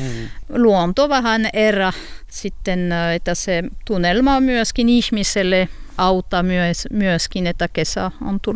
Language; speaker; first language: Finnish; non-native, learner; French